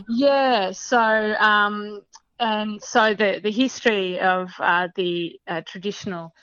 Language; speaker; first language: English; native; English